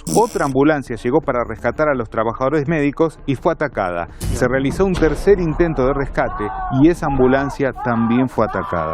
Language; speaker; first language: Spanish; native; Spanish